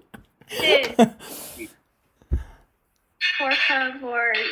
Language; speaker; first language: Spanish; non-native, learner; English